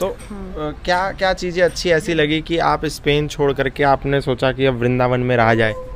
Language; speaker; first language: Hindi; native; Hindi